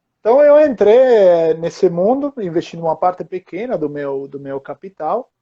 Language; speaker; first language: Portuguese; non-native, fluent; Italian